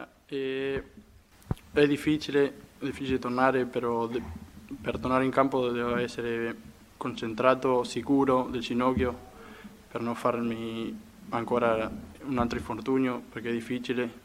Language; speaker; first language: Italian; non-native, fluent; Spanish